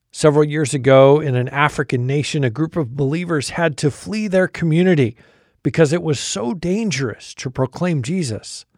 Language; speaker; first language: English; native; English